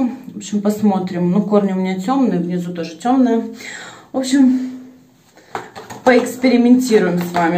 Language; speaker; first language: Russian; native; Russian